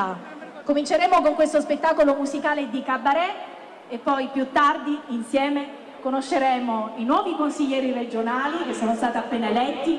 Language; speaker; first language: Italian; native; Italian